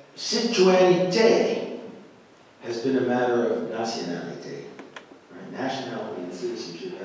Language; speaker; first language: English; native; English